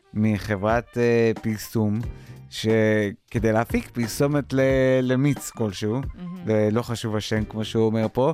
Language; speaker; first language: Hebrew; native; Hebrew